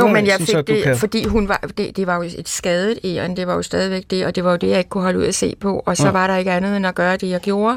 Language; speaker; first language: Danish; native; Danish